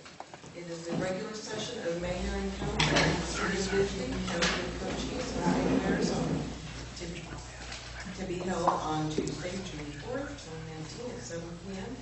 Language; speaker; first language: English; native; English